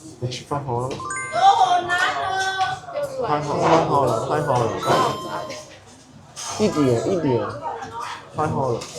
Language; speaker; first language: Chinese; non-native, learner; Burmese